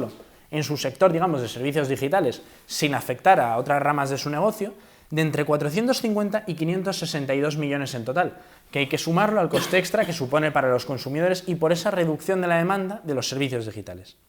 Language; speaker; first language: Spanish; native; Spanish